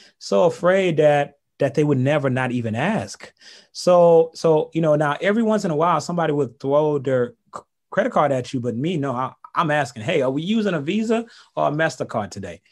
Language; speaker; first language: English; early bilingual, other home language; Haitian Creole